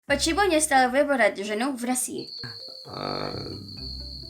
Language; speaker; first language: Russian; non-native, learner; Filipino